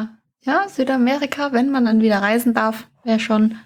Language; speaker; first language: German; native; German